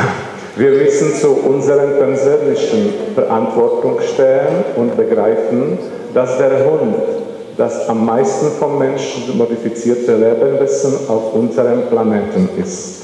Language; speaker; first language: German; non-native, learner; Czech